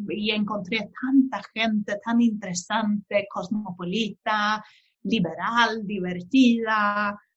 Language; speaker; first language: Spanish; non-native, fluent; Swedish